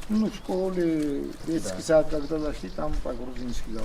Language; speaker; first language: Russian; non-native, local second language; Svan